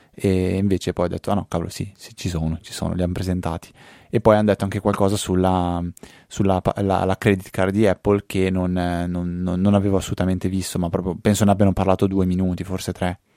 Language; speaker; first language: Italian; native; Italian